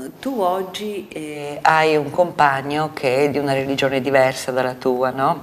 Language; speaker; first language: Italian; native; Italian